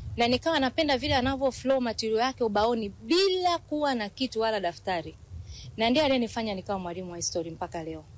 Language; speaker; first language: Swahili; native; Swahili